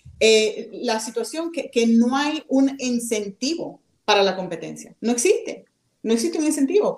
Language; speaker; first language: Spanish; native; Spanish